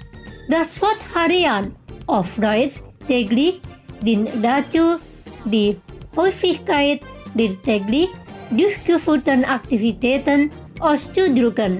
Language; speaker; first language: German; non-native, fluent; Indonesian